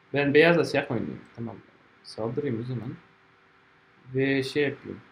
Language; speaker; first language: Turkish; non-native, fluent; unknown